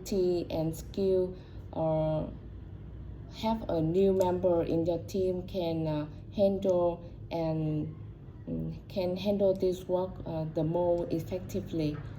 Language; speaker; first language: English; non-native, learner; Vietnamese